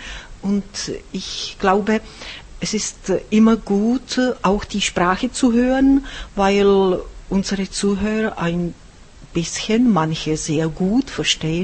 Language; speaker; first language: German; non-native, fluent; Czech